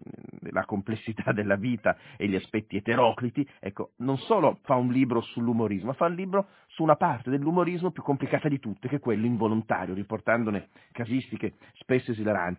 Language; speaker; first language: Italian; native; Italian